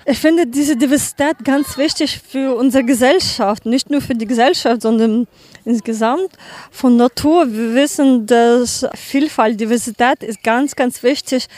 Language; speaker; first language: German; non-native, learner; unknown